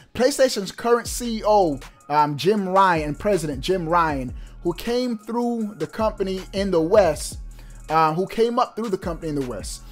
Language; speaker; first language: English; native; English